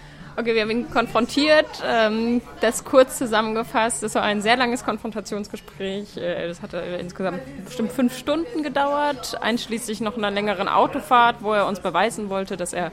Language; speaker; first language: German; native; German